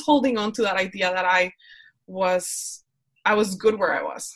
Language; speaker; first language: English; non-native, fluent; Spanish